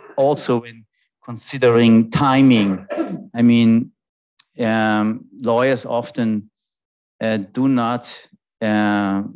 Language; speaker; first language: English; non-native, fluent; German